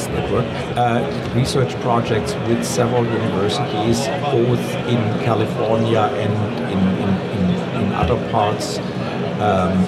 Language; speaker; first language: English; non-native, fluent; German